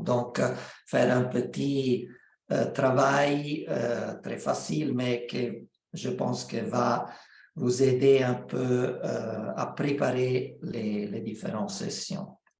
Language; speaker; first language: French; non-native, fluent; Italian